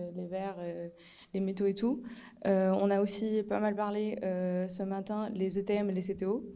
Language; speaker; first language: French; non-native, local second language; Arabic